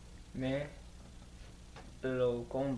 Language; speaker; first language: Spanish; non-native, learner; English